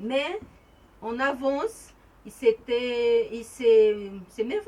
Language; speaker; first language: French; non-native, fluent; Portuguese